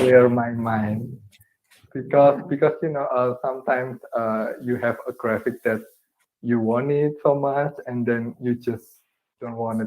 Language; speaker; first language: English; non-native, learner; Indonesian